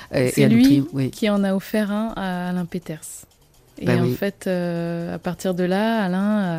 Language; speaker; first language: French; native; French